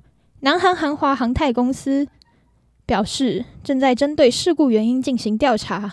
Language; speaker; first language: Chinese; native; Chinese